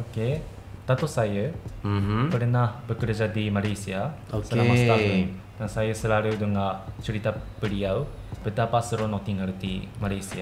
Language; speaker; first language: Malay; non-native, fluent; Japanese